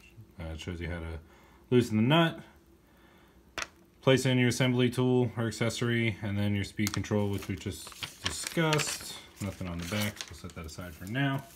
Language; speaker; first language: English; native; English